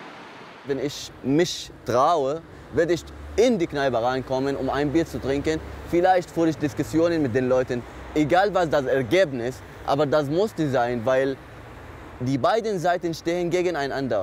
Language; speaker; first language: German; non-native, fluent; Arabic